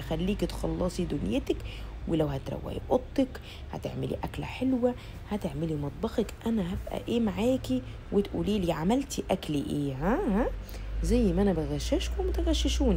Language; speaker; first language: Arabic; native; Arabic